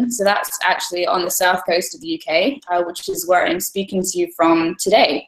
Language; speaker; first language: English; native; English